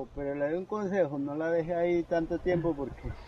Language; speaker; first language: Spanish; native; Spanish